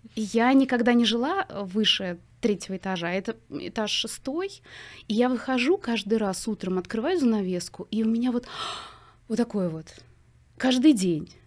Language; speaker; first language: Russian; native; Russian